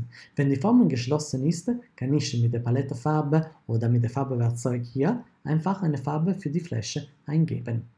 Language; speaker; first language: German; non-native, fluent; Italian